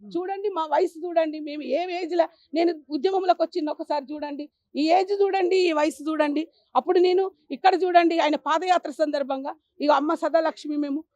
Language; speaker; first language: Telugu; native; Telugu